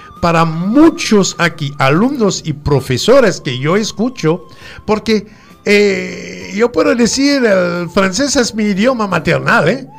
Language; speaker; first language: Spanish; non-native, fluent; French